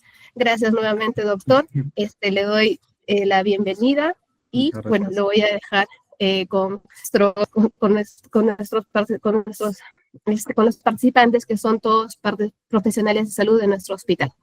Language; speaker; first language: Spanish; native; Spanish